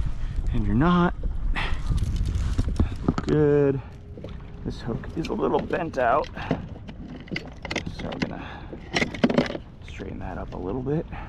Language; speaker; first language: English; native; English